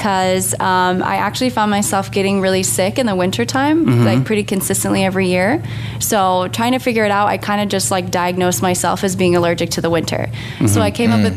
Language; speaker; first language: English; native; English